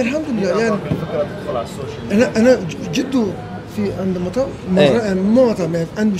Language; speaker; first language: Arabic; early bilingual, heritage; Turkish